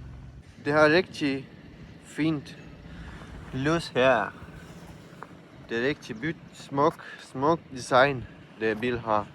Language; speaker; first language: Danish; non-native, learner; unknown